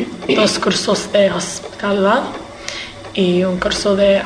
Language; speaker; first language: Spanish; early bilingual, heritage; English